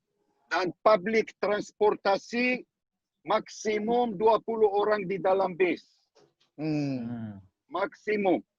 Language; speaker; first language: Indonesian; non-native, learner; Hebrew